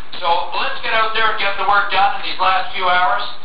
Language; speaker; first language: English; native; English